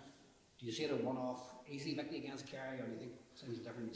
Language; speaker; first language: English; native; English